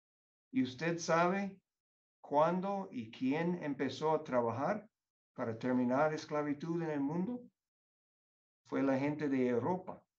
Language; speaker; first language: Spanish; non-native, fluent; English